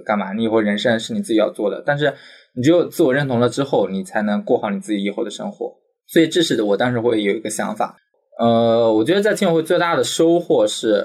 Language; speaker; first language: Chinese; native; Chinese